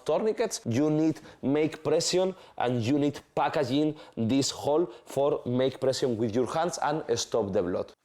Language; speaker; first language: English; non-native, learner; Spanish